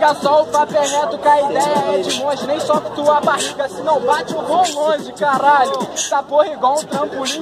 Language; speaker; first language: Portuguese; native; Portuguese